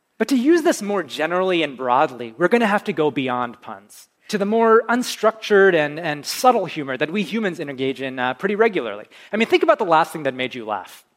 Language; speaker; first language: English; early bilingual, other home language; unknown